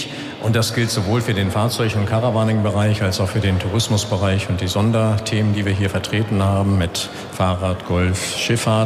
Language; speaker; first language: German; native; German